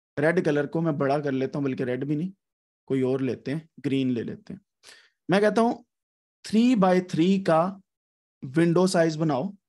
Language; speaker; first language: Urdu; non-native, local second language; Punjabi